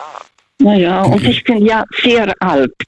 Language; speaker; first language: German; non-native, learner; Russian